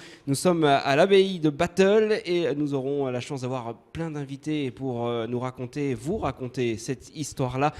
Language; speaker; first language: French; native; French